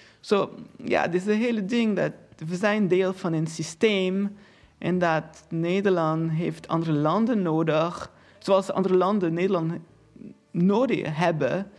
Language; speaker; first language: Dutch; non-native, fluent; Portuguese